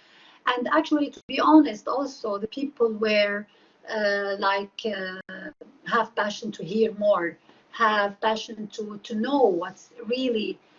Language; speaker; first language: English; non-native, fluent; Arabic